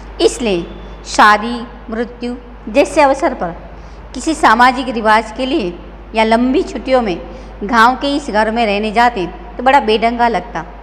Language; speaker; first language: Hindi; non-native, local second language; Gujarati